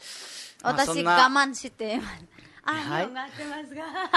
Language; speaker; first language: Japanese; non-native, learner; Nepali